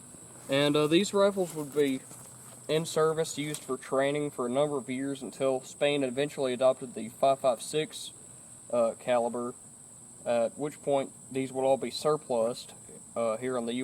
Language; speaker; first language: English; native; English